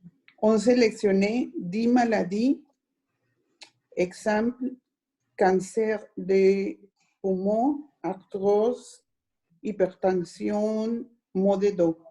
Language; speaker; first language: French; non-native, learner; Spanish